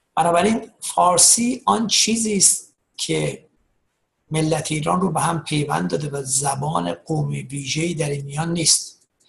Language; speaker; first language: Persian; native; Persian